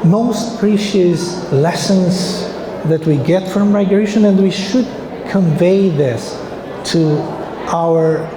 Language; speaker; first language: English; non-native, fluent; Albanian